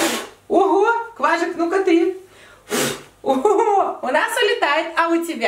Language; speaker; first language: Russian; native; Russian